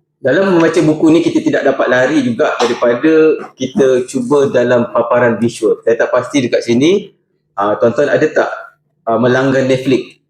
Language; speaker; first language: Malay; native; Malay